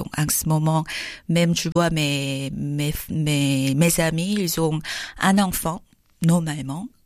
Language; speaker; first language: French; non-native, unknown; Korean